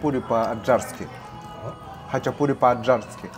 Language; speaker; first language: Korean; non-native, learner; Russian